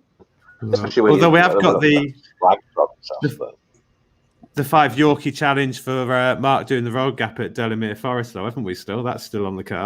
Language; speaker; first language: English; native; English